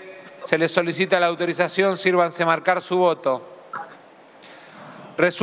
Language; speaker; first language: Spanish; native; Spanish